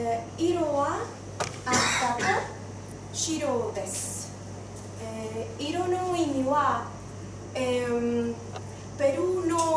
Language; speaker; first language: Japanese; non-native, learner; Spanish